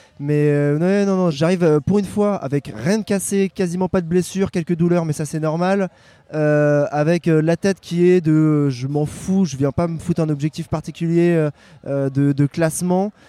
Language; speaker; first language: French; native; French